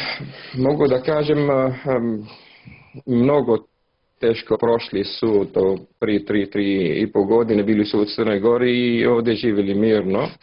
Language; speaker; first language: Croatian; non-native, learner; Arabic